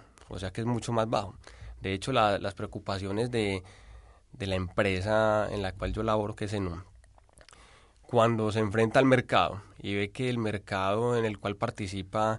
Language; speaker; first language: Spanish; native; Spanish